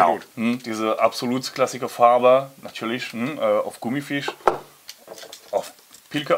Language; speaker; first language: German; non-native, learner; French